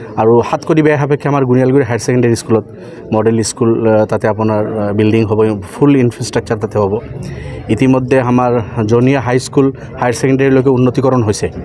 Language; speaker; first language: Assamese; non-native, local second language; Bangla